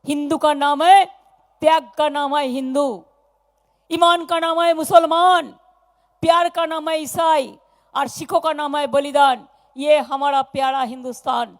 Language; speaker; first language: Hindi; non-native, local second language; Bangla